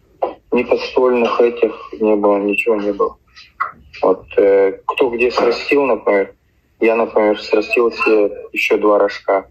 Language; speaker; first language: Russian; native; Russian